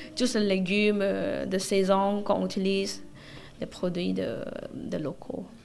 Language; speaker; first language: French; non-native, learner; Thai